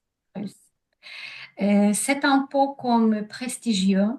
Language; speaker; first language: French; non-native, learner; Ukrainian